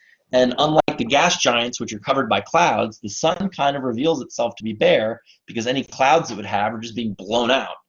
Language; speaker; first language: English; native; English